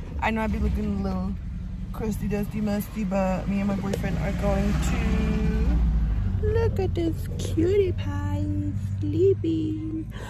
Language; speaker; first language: English; early bilingual, other home language; Spanish